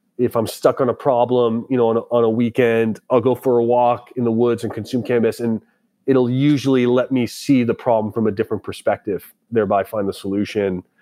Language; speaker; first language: English; native; English